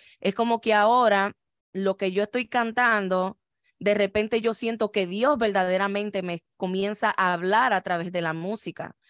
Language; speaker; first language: Spanish; native; Spanish